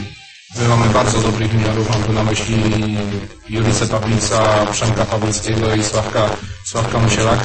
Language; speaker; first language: Polish; native; Polish